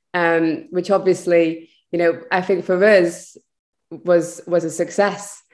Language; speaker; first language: English; native; English